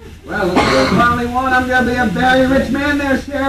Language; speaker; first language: English; native; English